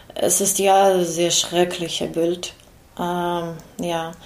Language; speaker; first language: German; non-native, learner; Ukrainian